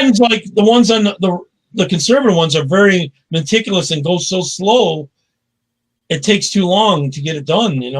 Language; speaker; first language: English; native; English